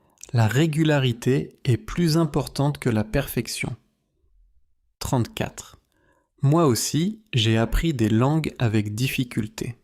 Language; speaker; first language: French; native; French